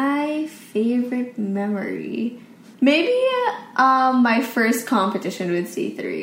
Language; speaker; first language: English; non-native, local second language; Filipino